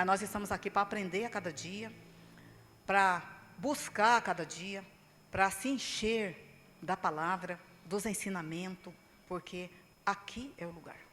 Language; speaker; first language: Portuguese; native; Portuguese